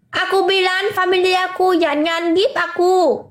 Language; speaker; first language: Indonesian; non-native, learner; Vietnamese